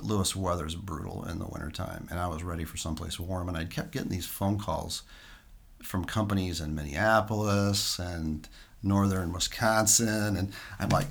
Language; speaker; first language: English; native; English